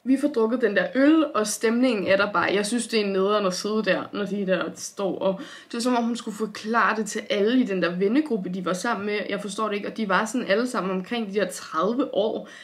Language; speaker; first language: Danish; native; Danish